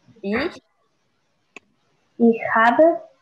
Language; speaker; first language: German; non-native, learner; Russian